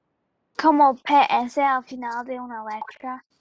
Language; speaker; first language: Spanish; non-native, learner; English